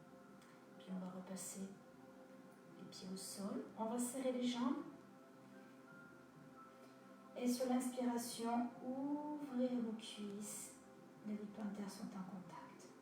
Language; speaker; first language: French; native; French